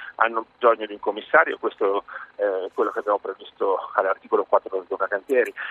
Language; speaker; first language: Italian; native; Italian